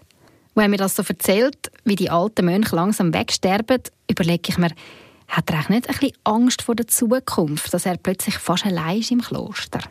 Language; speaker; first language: German; native; German